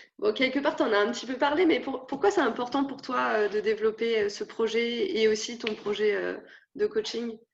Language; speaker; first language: French; native; French